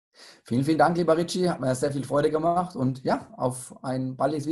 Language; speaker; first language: German; native; German